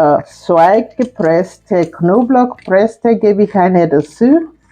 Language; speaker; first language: German; non-native, fluent; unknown